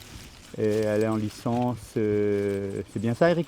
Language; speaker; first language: French; non-native, local second language; Réunion Creole French